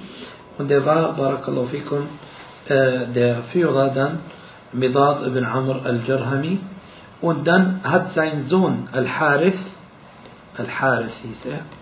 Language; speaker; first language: German; non-native, fluent; Arabic